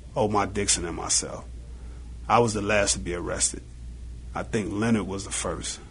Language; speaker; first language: English; native; English